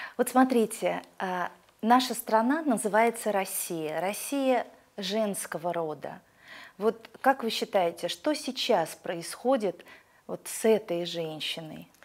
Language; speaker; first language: Russian; native; Russian